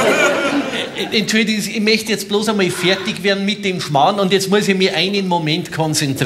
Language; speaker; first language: German; native; German